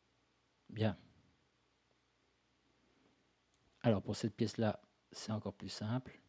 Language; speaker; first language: French; native; French